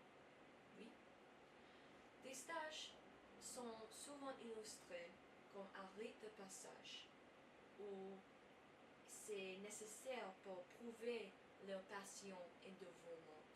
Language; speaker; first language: French; non-native, learner; English